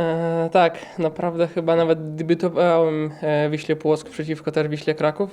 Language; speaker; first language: Polish; non-native, fluent; Russian